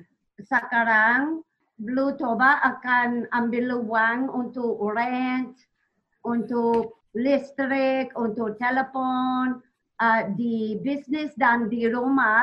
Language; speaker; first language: Indonesian; non-native, learner; English